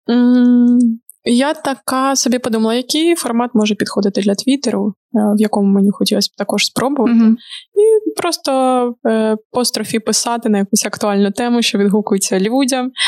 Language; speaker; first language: Ukrainian; non-native, local second language; Russian